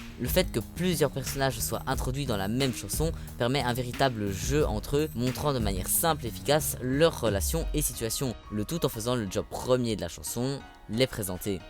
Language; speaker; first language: French; native; French